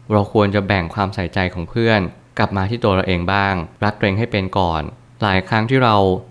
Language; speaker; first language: Thai; native; Thai